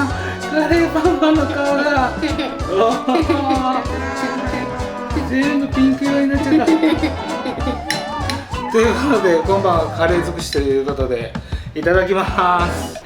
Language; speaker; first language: Japanese; native; Japanese